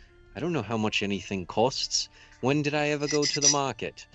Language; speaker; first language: English; native; English